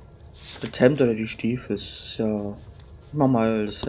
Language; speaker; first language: German; native; German